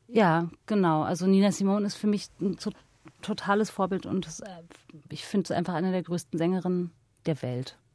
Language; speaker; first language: German; native; German